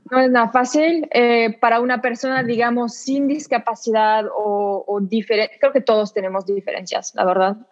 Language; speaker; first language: Spanish; non-native, fluent; French